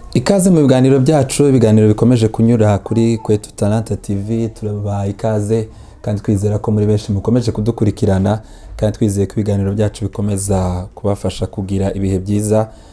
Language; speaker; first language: Kinyarwanda; native; Kinyarwanda